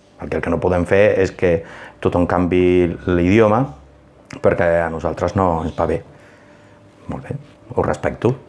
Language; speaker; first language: Catalan; non-native, local second language; Spanish